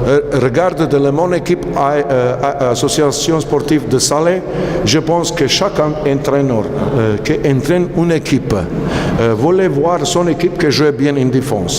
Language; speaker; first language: French; non-native, learner; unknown